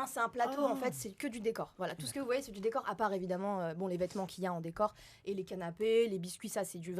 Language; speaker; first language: French; native; French